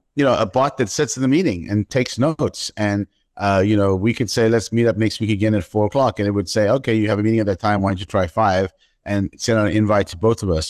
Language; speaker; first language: English; native; English